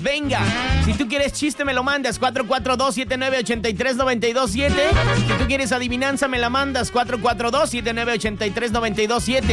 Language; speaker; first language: Spanish; native; Spanish